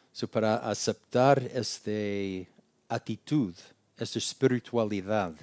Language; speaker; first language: Spanish; non-native, learner; English